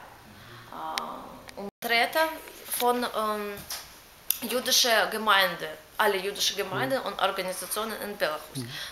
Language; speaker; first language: German; non-native, learner; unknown